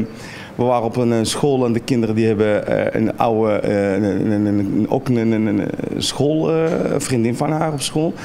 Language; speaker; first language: Dutch; non-native, fluent; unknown